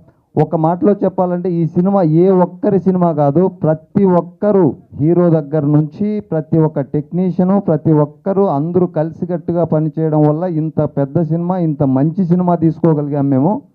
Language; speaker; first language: Telugu; native; Telugu